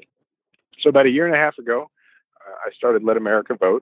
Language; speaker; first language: English; native; English